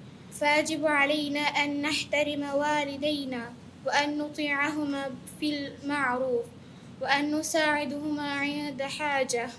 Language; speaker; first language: Arabic; non-native, learner; Bangla